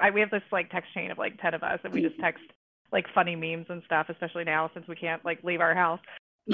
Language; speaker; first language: English; native; English